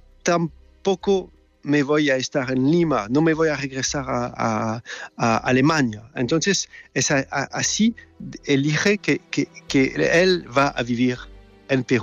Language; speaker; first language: Spanish; non-native, fluent; French